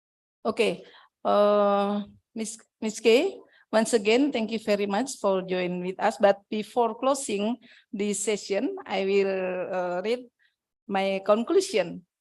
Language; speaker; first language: English; non-native, fluent; Indonesian